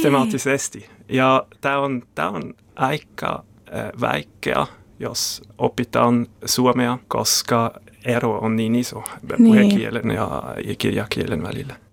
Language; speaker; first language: Finnish; non-native, learner; German